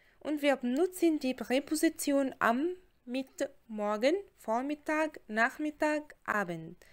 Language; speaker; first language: German; non-native, fluent; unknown